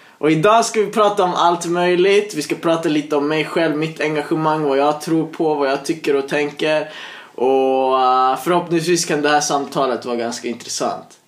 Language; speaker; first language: Swedish; early bilingual, other home language; Persian